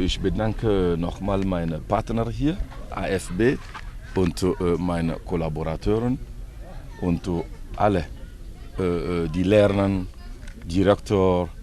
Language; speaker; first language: German; non-native, learner; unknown